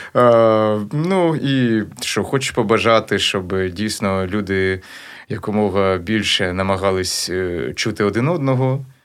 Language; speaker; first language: Ukrainian; native; Ukrainian